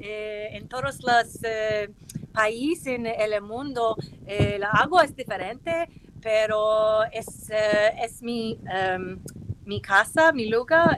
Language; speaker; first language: Spanish; non-native, learner; English